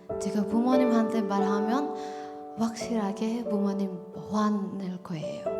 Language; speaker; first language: Korean; non-native, learner; Indonesian